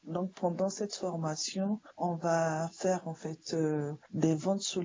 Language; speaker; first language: French; non-native, local second language; Sango